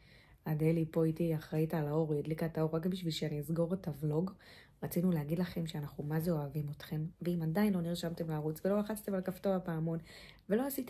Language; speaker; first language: Hebrew; native; Hebrew